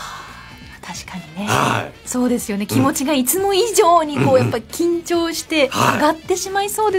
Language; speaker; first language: Japanese; native; Japanese